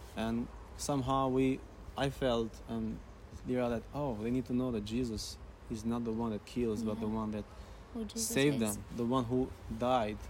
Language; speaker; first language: English; non-native, fluent; Albanian